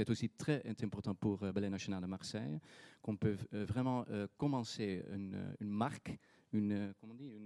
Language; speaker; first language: French; non-native, fluent; Dutch